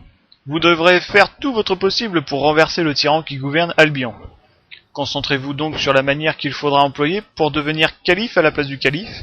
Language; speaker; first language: French; native; French